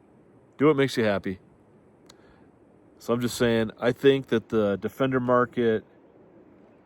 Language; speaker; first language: English; native; English